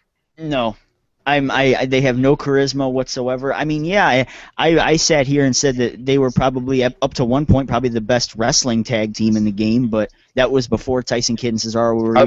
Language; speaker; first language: English; native; English